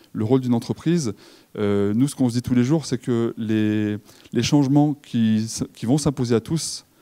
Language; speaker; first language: French; native; French